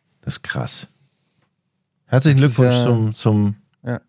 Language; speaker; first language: German; native; German